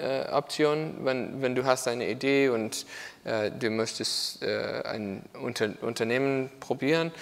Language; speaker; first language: German; non-native, learner; English